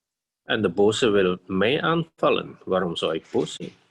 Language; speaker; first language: Dutch; non-native, fluent; Indonesian